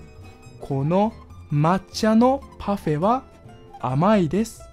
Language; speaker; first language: Japanese; non-native, fluent; Chinese